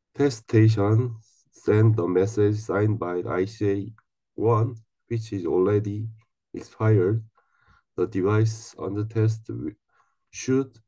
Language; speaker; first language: English; non-native, learner; Korean